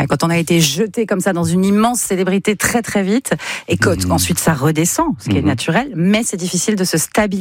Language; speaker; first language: French; native; French